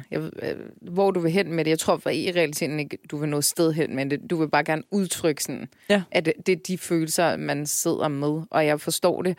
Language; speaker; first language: Danish; early bilingual, other home language; Turkish